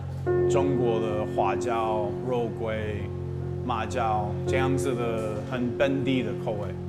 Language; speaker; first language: Chinese; non-native, fluent; English